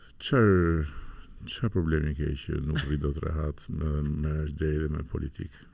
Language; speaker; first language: Albanian; native; Albanian